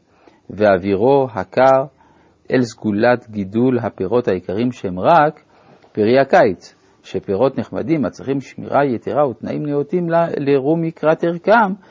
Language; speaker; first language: Hebrew; native; Hebrew